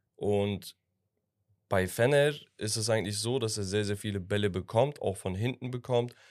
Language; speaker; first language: German; early bilingual, other home language; Turkish